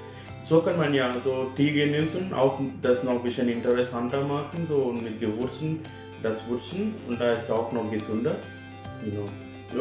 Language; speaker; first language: German; non-native, fluent; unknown